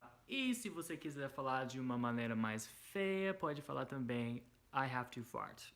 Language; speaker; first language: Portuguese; non-native, fluent; English